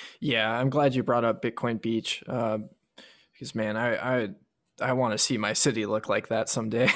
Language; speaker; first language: English; native; English